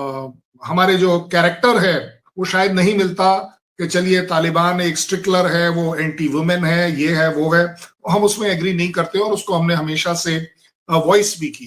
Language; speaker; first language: Hindi; native; Hindi